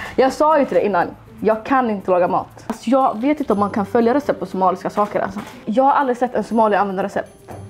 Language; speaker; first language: Swedish; early bilingual, other home language; Somali